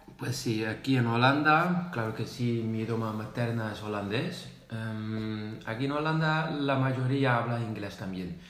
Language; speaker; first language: Spanish; non-native, fluent; Dutch